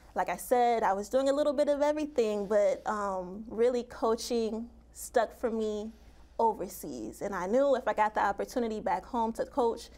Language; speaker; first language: English; native; English